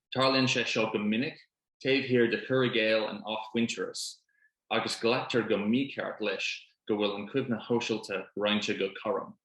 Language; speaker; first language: Irish; non-native, local second language; English